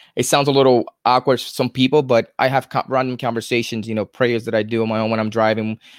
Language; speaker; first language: English; native; English